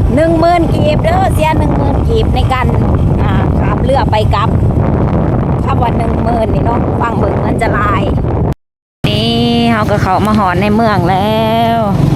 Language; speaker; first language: Thai; native; Thai